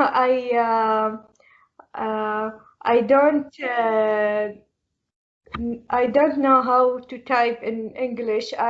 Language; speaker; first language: English; non-native, learner; Arabic